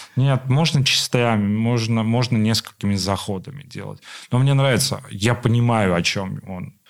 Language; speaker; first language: Russian; non-native, local second language; Armenian